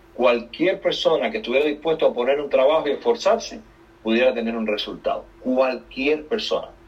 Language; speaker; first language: Spanish; native; Spanish